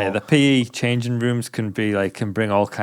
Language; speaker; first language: English; native; English